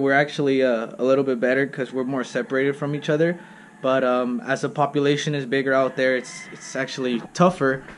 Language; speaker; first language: English; early bilingual, other home language; Spanish